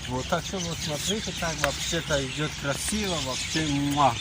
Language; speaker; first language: Russian; non-native, learner; Tajik